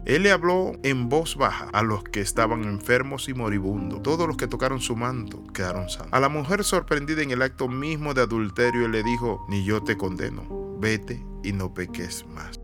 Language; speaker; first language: Spanish; native; Spanish